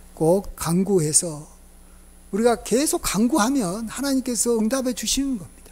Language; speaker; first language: Korean; native; Korean